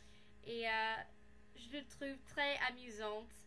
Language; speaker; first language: French; non-native, learner; English